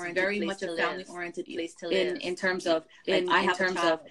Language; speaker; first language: English; native; English